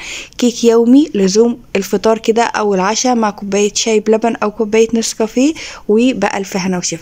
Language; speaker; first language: Arabic; native; Arabic